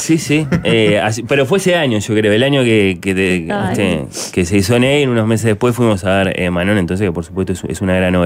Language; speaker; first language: Spanish; native; Spanish